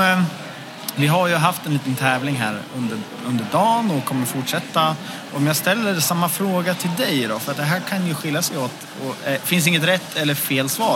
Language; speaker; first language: Swedish; native; Swedish